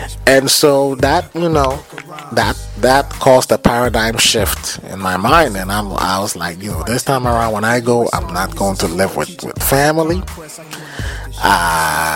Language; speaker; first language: English; non-native, local second language; Akan